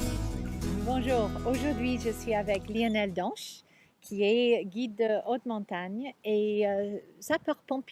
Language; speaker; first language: French; non-native, fluent; English